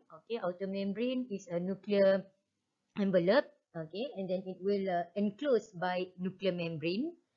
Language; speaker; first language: English; non-native, local second language; Malay